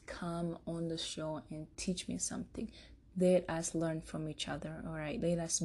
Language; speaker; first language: English; non-native, local second language; Kinyarwanda